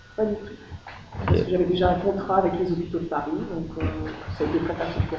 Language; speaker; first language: French; native; French